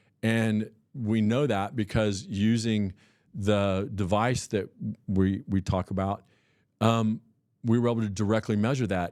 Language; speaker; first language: English; native; English